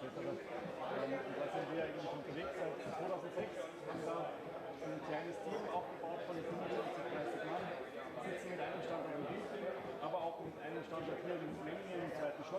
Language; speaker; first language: German; native; German